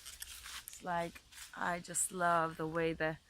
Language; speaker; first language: English; non-native, fluent; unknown